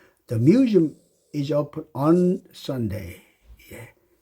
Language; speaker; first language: English; non-native, fluent; Korean